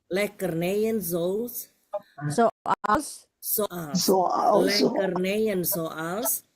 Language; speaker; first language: Dutch; non-native, learner; Indonesian